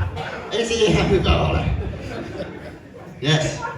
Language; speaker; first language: Finnish; non-native, fluent; English